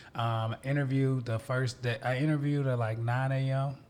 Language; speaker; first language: English; native; English